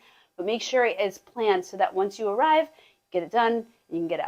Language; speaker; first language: English; native; English